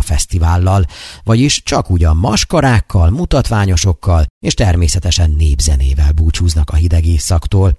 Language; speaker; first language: Hungarian; native; Hungarian